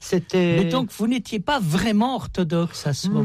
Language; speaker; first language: French; native; French